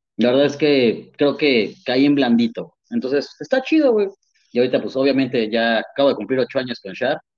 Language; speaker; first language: Spanish; native; Spanish